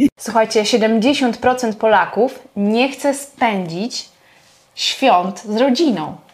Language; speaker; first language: Polish; native; Polish